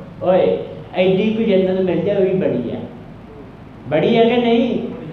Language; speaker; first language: Urdu; non-native, local second language; Punjabi